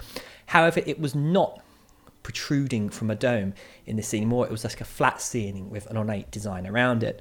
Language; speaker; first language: English; native; English